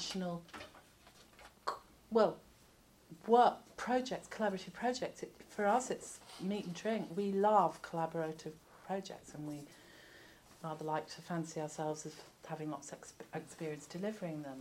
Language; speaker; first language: English; native; English